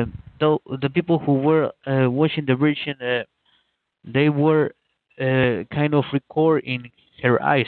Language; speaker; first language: English; non-native, fluent; Spanish